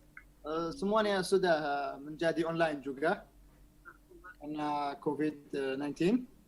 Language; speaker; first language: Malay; non-native, learner; Arabic